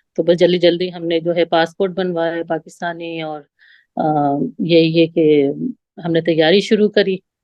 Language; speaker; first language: Urdu; native; Urdu